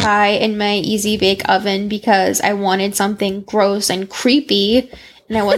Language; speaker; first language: English; native; English